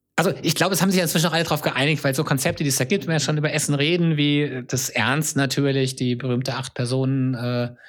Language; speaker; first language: German; native; German